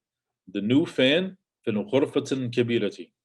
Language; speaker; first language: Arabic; non-native, fluent; English